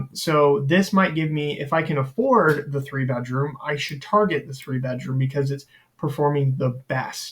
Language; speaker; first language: English; native; English